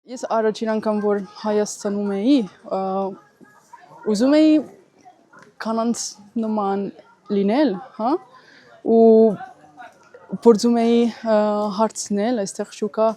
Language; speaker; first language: Armenian; non-native, learner; Italian